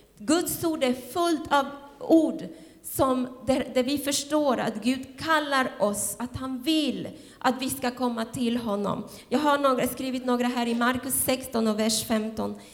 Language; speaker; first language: Swedish; non-native, fluent; Spanish